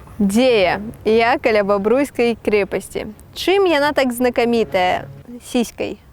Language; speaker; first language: Belarusian; non-native, local second language; Russian